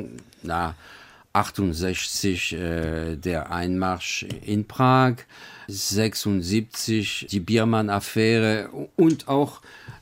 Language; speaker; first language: German; non-native, fluent; French